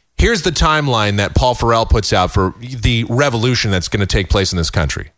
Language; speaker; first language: English; native; English